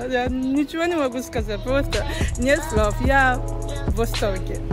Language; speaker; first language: Russian; non-native, learner; English